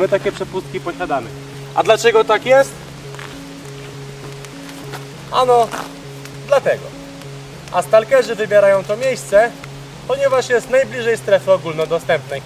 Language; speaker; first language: Polish; native; Polish